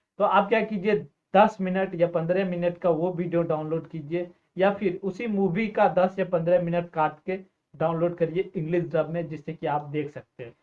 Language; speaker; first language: Hindi; native; Hindi